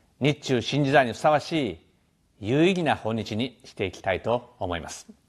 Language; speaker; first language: Japanese; native; Japanese